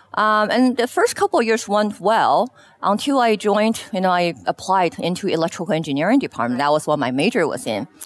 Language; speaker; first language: English; non-native, fluent; Chinese